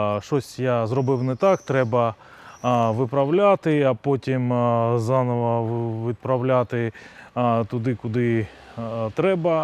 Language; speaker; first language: Ukrainian; non-native, local second language; Russian